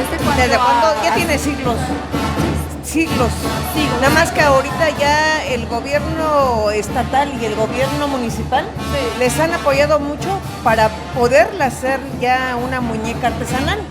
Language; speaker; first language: Spanish; native; Spanish